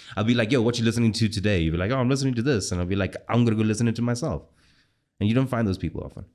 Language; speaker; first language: English; native; English